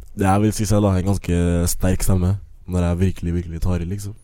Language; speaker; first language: Norwegian; early bilingual, other home language; Akan